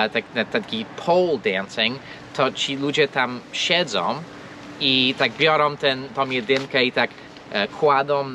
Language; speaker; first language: Polish; non-native, fluent; English